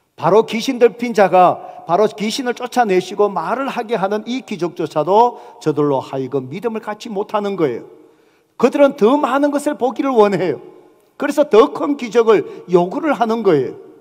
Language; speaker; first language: Korean; native; Korean